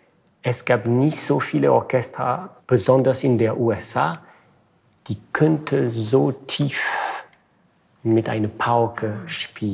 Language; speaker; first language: German; non-native, fluent; French